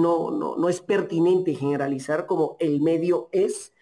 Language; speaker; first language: Spanish; native; Spanish